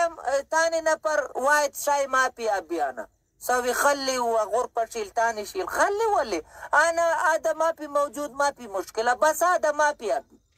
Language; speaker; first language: Arabic; non-native, learner; Pashto